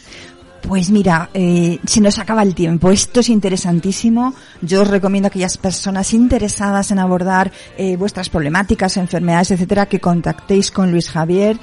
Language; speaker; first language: Spanish; native; Spanish